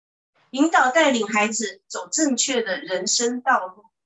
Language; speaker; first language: Chinese; native; Chinese